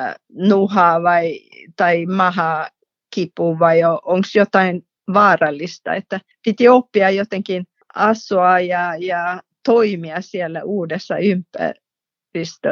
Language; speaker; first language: Finnish; non-native, fluent; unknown